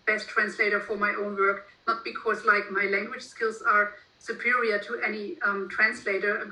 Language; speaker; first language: English; non-native, fluent; German